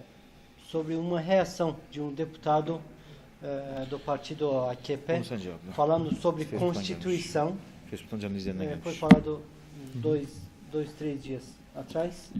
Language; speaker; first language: Portuguese; non-native, fluent; Turkish